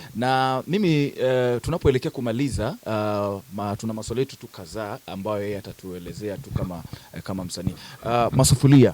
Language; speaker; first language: Swahili; native; Swahili